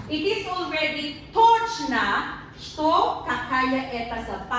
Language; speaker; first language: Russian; non-native, learner; Filipino